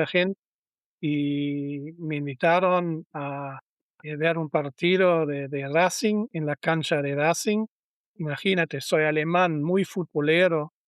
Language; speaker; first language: Spanish; non-native, learner; German